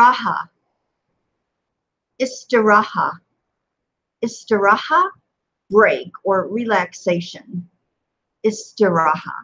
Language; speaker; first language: Arabic; non-native, fluent; English